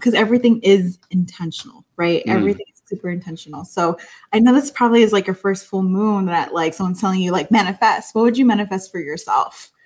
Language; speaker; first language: English; early bilingual, other home language; Spanish